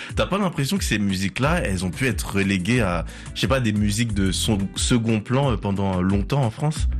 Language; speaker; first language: French; native; French